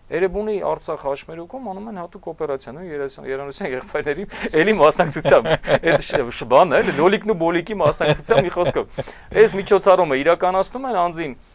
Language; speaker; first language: Armenian; native; Armenian